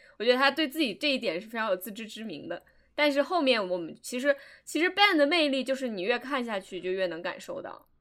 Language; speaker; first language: Chinese; native; Chinese